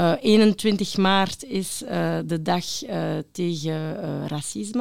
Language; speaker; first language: Dutch; non-native, local second language; French